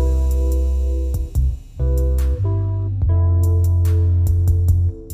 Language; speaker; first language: English; native; English